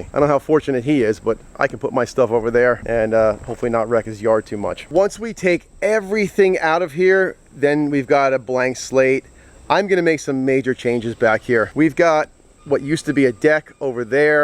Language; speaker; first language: English; native; English